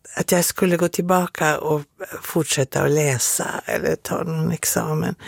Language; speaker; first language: Swedish; native; Swedish